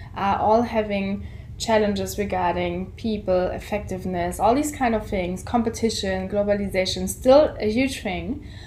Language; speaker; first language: English; non-native, fluent; German